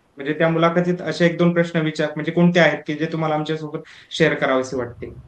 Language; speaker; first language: Marathi; native; Marathi